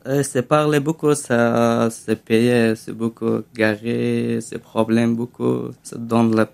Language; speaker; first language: French; non-native, learner; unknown